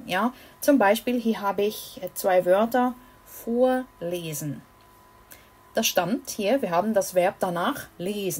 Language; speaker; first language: German; non-native, fluent; Portuguese